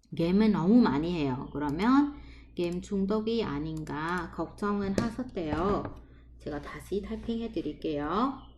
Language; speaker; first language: Korean; non-native, fluent; Vietnamese